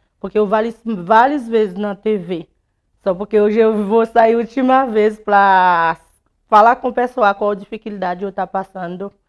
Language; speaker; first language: Portuguese; non-native, learner; Haitian Creole